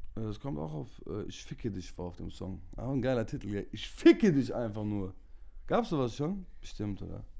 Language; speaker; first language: German; early bilingual, other home language; Turkish